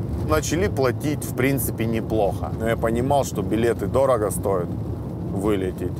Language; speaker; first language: Russian; native; Russian